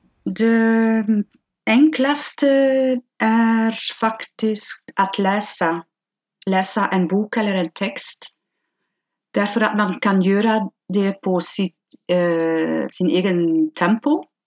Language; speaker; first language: Swedish; non-native, learner; Dutch